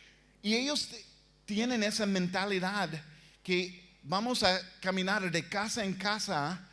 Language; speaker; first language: Spanish; non-native, fluent; English